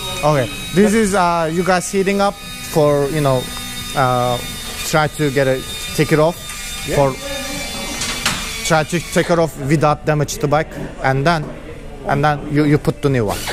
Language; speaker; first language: English; non-native, learner; Turkish